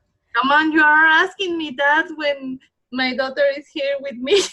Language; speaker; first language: English; non-native, learner; Spanish